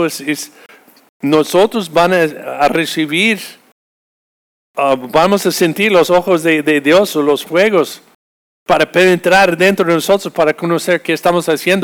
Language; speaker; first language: Spanish; non-native, fluent; English